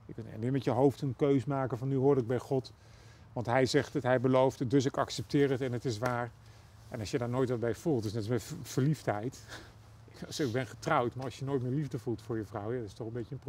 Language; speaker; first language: Dutch; native; Dutch